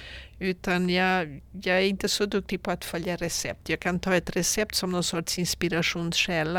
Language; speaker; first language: Swedish; non-native, fluent; Portuguese